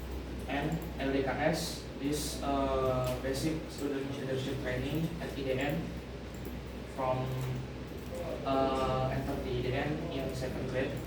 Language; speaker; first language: English; non-native, learner; Indonesian